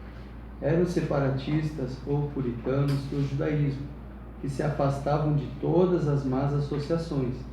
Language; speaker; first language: Portuguese; native; Portuguese